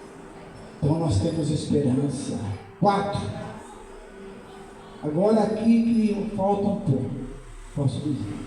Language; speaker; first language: Portuguese; native; Portuguese